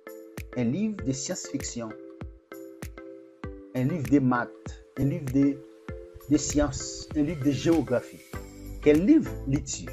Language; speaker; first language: French; non-native, fluent; Portuguese